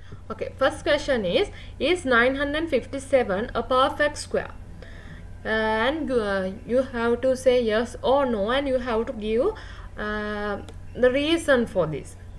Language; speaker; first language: English; non-native, local second language; Sinhala